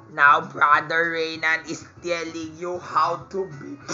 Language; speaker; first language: English; non-native, local second language; Filipino